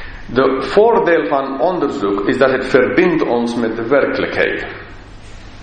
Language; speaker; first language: Dutch; non-native, fluent; English